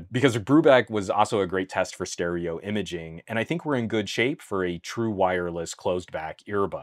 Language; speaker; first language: English; native; English